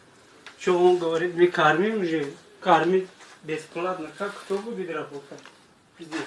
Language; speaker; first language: Russian; non-native, learner; Tajik